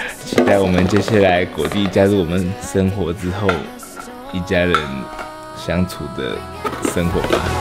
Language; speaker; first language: Chinese; native; Chinese